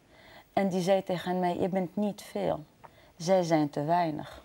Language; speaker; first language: Dutch; non-native, fluent; Arabic